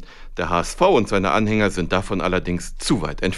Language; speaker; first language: German; native; German